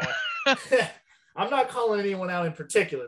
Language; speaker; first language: English; native; English